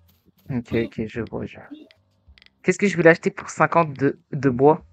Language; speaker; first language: French; native; French